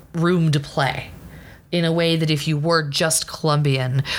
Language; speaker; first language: English; early bilingual, other home language; Spanish